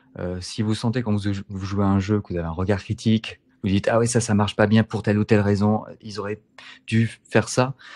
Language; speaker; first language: French; native; French